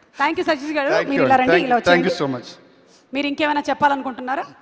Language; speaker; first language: Telugu; native; Telugu